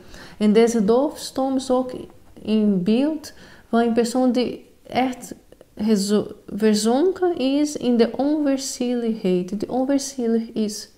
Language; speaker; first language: Dutch; non-native, fluent; Portuguese